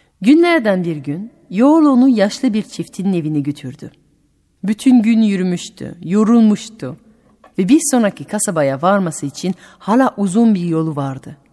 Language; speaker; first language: Turkish; non-native, fluent; French